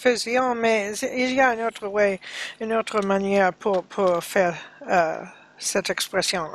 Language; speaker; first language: French; non-native, learner; English